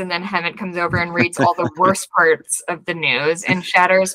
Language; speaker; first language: English; native; English